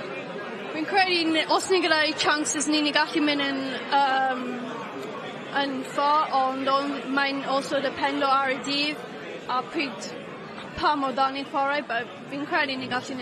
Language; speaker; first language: Welsh; non-native, local second language; English